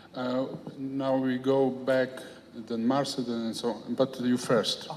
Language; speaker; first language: English; non-native, fluent; Polish